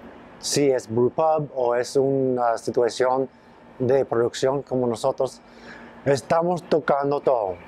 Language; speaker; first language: Spanish; non-native, fluent; English